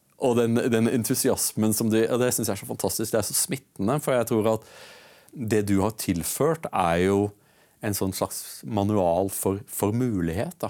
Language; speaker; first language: Norwegian; native; Norwegian